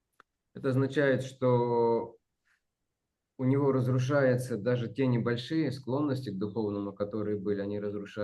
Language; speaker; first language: Russian; native; Russian